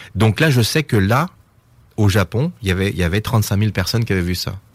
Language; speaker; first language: French; native; French